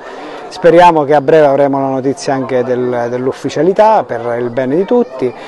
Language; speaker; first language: Italian; native; Italian